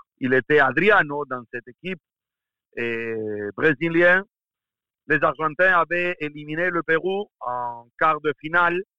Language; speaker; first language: French; non-native, fluent; Spanish